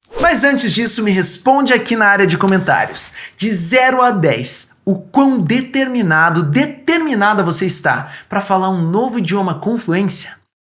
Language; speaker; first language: Portuguese; native; Portuguese